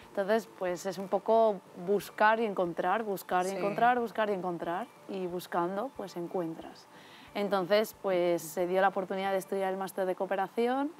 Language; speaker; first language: Spanish; native; Spanish